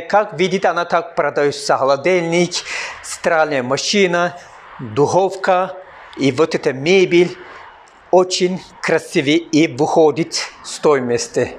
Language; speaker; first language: Russian; non-native, learner; Turkish